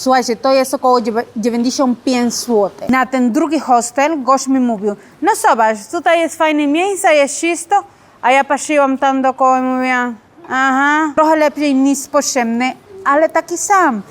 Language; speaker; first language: Polish; non-native, learner; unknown